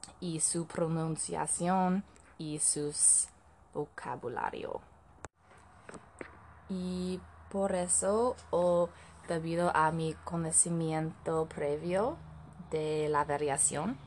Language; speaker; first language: Spanish; non-native, learner; English